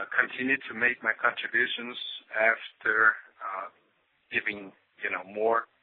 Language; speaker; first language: English; non-native, fluent; Portuguese